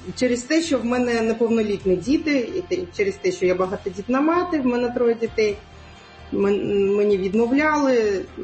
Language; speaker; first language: Ukrainian; non-native, local second language; Crimean Tatar